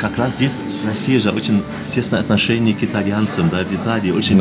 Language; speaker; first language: Russian; non-native, fluent; German